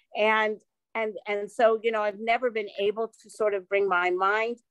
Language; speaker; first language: English; native; English